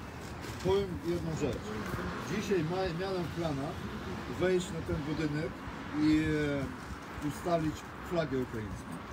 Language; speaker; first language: Polish; non-native, fluent; Ukrainian